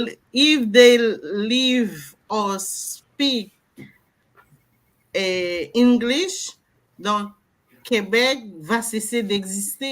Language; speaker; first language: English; non-native, learner; French